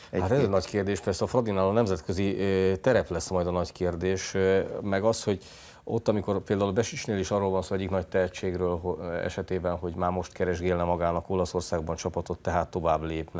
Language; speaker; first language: Hungarian; native; Hungarian